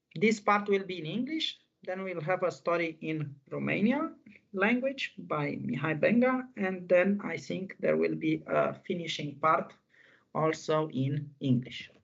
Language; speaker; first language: English; non-native, fluent; Romanian